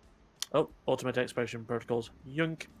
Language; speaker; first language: English; native; English